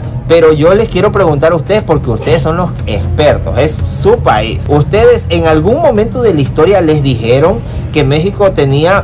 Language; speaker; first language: Spanish; native; Spanish